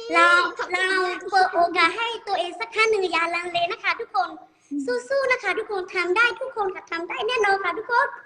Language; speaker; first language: Thai; non-native, fluent; Burmese